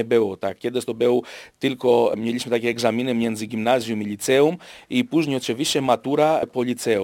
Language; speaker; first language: Polish; non-native, fluent; Greek